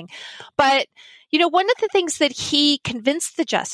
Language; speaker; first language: English; native; English